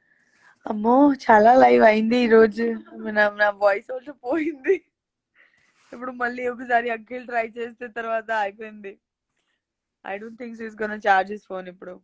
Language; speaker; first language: Telugu; non-native, local second language; Gujarati